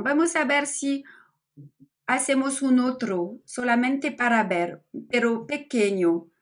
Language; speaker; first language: Spanish; non-native, learner; French